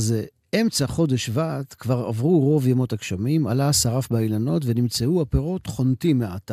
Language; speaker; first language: Hebrew; native; Hebrew